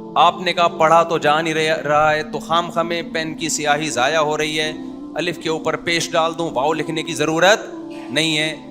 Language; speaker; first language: Urdu; native; Urdu